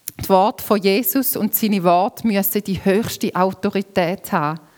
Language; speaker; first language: German; native; German